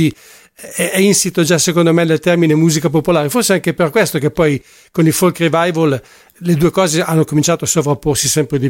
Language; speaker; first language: Italian; native; Italian